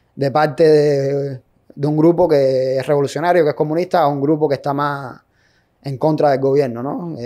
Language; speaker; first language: Spanish; native; Spanish